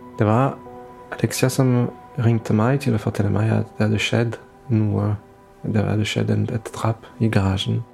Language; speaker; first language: Norwegian; non-native, fluent; French